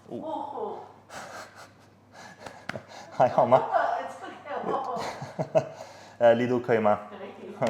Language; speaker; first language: Chinese; non-native, fluent; English